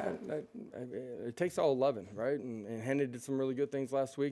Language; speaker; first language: English; native; English